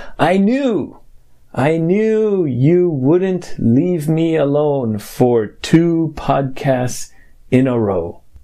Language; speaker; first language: English; native; English